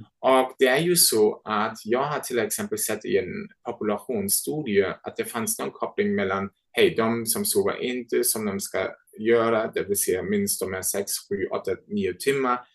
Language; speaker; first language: Swedish; non-native, fluent; German